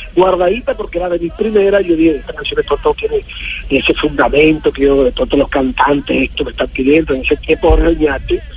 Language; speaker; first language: Spanish; native; Spanish